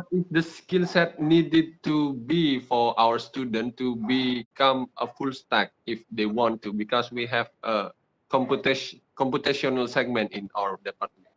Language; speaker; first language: English; non-native, fluent; Indonesian